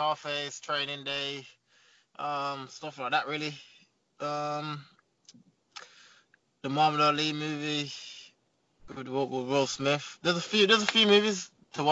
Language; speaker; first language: English; native; English